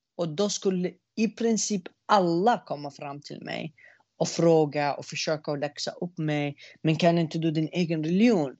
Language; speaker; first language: Swedish; early bilingual, other home language; Arabic